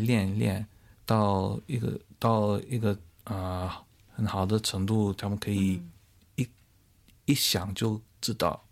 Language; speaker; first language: Chinese; early bilingual, heritage; Chinese